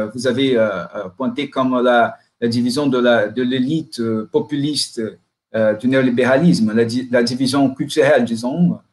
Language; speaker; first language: French; non-native, fluent; Portuguese